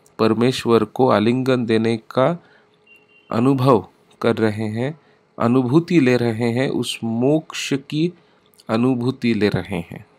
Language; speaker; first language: Hindi; non-native, local second language; Marathi